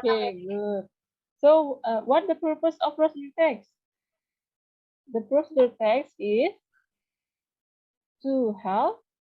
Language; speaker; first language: English; non-native, learner; Indonesian